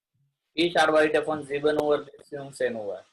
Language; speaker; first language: German; non-native, learner; Gujarati